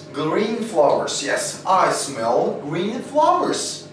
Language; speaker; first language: English; non-native, fluent; Turkish